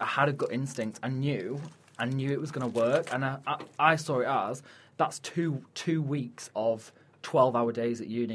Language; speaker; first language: English; native; English